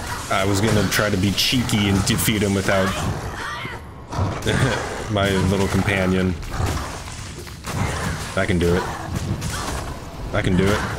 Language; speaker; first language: English; native; English